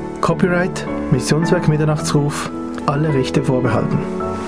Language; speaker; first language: German; non-native, learner; Arabic